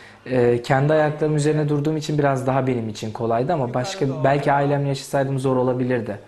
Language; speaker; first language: Turkish; native; Turkish